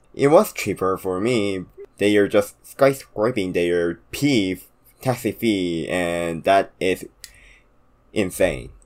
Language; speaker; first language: English; non-native, fluent; Korean